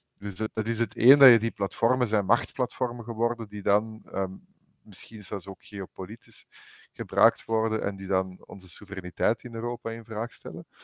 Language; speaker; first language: Dutch; native; Dutch